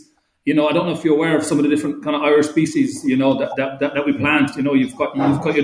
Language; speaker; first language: English; native; English